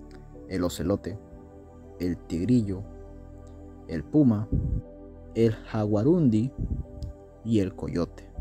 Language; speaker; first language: Spanish; native; Spanish